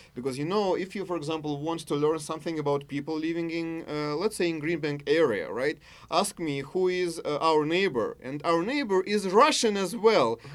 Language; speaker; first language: English; non-native, fluent; Russian